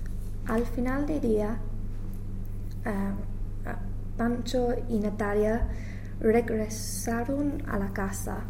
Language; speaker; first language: Spanish; non-native, learner; English